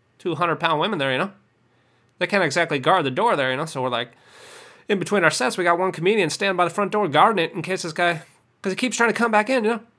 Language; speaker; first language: English; native; English